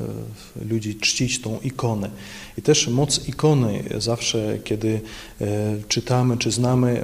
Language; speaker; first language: Polish; non-native, local second language; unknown